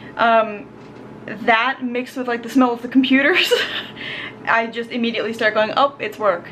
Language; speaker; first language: English; native; English